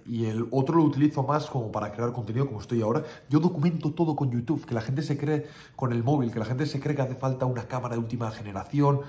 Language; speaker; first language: Spanish; native; Spanish